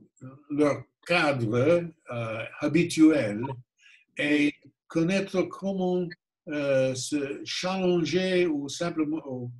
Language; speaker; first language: French; non-native, fluent; English